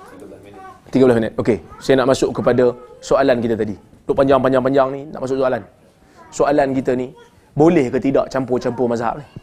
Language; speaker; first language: Malay; native; Malay